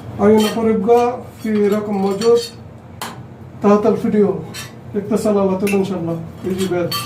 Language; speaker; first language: Arabic; non-native, learner; Bangla